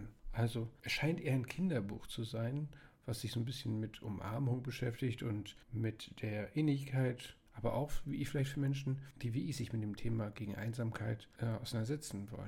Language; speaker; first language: German; native; German